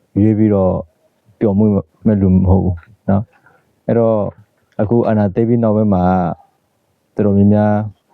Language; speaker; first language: Burmese; non-native, local second language; S'gaw Karen